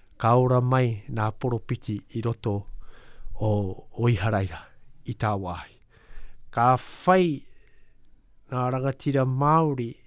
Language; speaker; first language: Māori; native; Māori